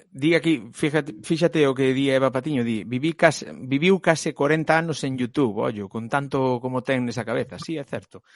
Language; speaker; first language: Galician; non-native, local second language; Spanish